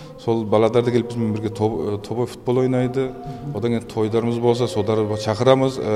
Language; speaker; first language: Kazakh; early bilingual, heritage; Kazakh